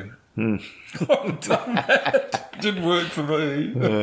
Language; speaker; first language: English; native; English